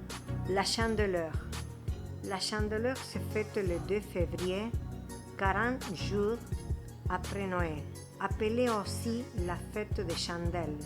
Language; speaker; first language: French; non-native, fluent; Spanish